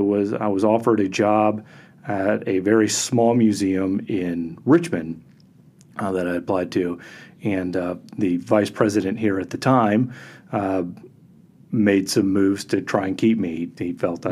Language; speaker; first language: English; native; English